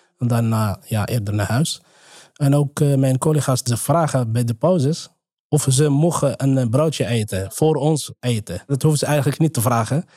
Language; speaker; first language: Dutch; non-native, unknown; Arabic